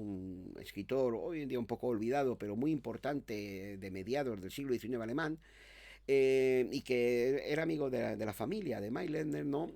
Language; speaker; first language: Spanish; native; Spanish